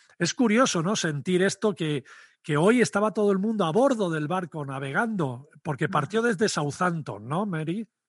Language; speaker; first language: Spanish; native; Spanish